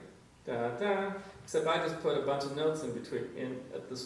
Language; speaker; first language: English; native; English